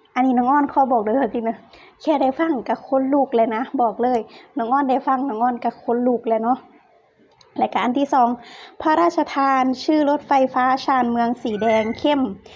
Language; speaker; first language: Thai; non-native, local second language; Lao